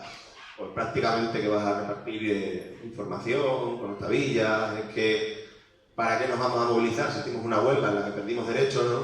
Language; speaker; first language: Spanish; native; Spanish